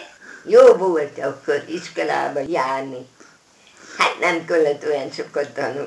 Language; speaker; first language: Hungarian; non-native, local second language; German